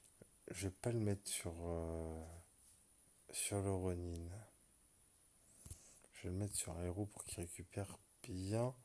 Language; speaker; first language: French; native; French